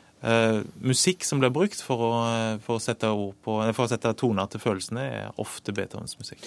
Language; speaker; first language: Norwegian; native; Norwegian